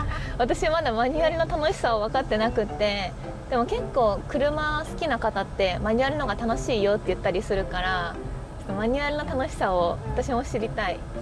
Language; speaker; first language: Japanese; native; Japanese